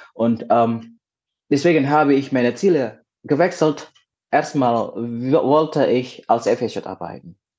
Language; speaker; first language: German; non-native, learner; Indonesian